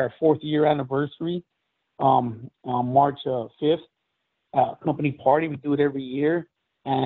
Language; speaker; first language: English; native; English